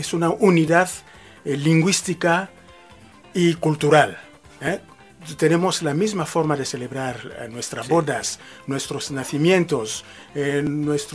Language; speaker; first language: Spanish; non-native, fluent; Lingala